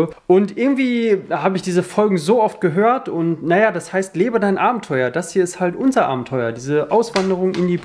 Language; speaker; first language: German; native; German